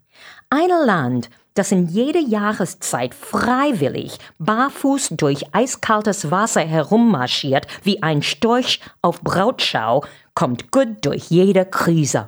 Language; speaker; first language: German; non-native, fluent; English